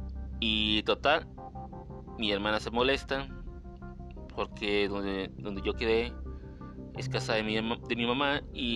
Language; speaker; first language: Spanish; native; Spanish